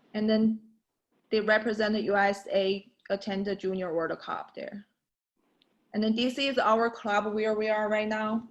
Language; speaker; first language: English; non-native, learner; Chinese